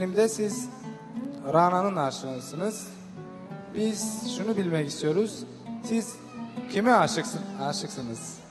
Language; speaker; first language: Turkish; non-native, fluent; Tajik